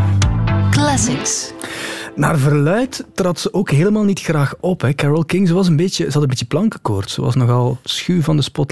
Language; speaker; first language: Dutch; native; Dutch